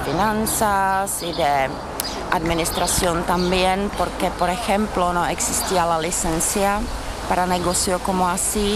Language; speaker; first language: Spanish; non-native, fluent; Czech